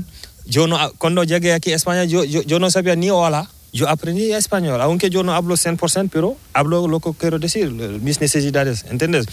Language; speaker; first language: Spanish; non-native, learner; Fula